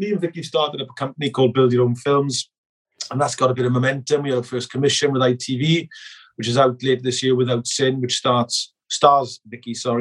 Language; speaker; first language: English; native; English